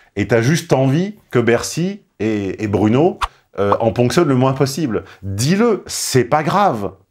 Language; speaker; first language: French; native; French